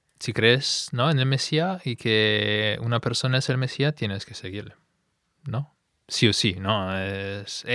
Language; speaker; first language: Spanish; non-native, fluent; Italian